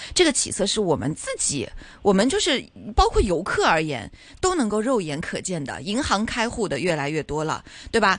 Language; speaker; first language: Chinese; native; Chinese